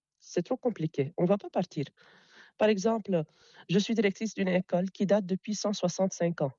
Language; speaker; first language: French; non-native, local second language; Arabic